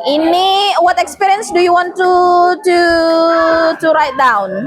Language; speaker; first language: English; non-native, fluent; Indonesian